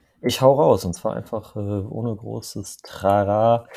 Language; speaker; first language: German; native; German